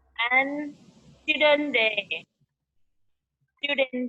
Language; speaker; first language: English; non-native, learner; Thai